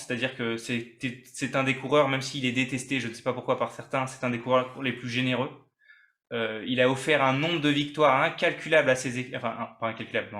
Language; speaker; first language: French; native; French